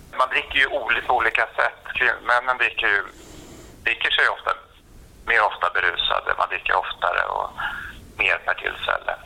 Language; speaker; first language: Swedish; native; Swedish